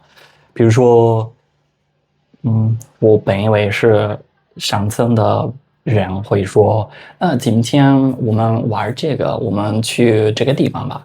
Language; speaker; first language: Chinese; non-native, fluent; Spanish